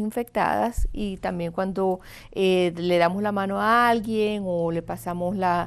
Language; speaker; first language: Spanish; native; Spanish